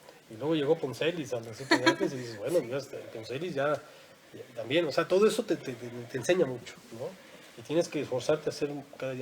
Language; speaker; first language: Spanish; native; Spanish